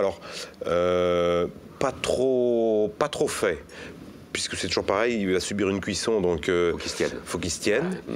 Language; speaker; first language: French; native; French